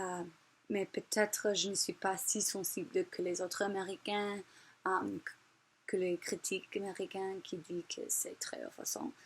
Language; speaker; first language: French; non-native, learner; English